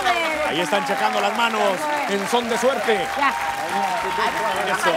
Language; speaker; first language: Spanish; native; Spanish